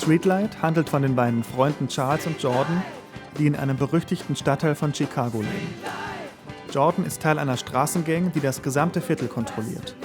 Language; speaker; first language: German; native; German